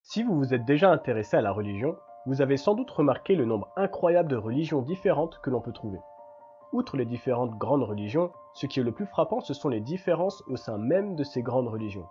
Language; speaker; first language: French; native; French